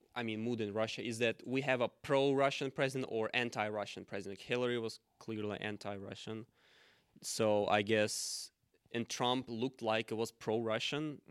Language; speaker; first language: English; non-native, fluent; Russian